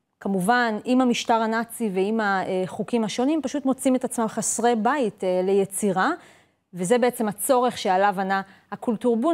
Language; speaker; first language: Hebrew; native; Hebrew